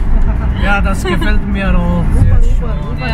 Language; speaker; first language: German; non-native, learner; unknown